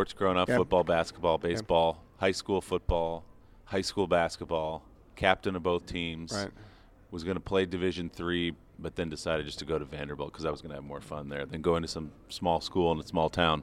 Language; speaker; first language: English; native; English